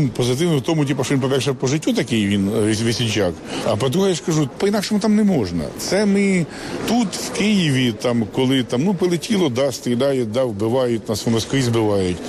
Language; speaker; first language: Ukrainian; native; Ukrainian